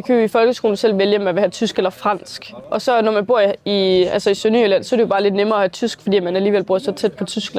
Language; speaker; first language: Danish; native; Danish